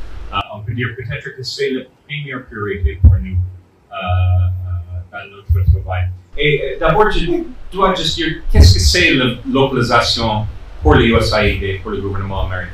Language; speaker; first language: French; non-native, fluent; English